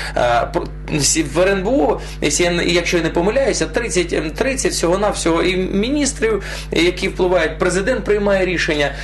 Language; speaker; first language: Ukrainian; non-native, local second language; Russian